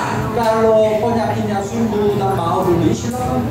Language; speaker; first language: Indonesian; non-native, learner; Korean